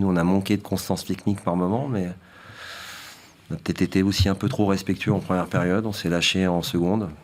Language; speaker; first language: French; native; French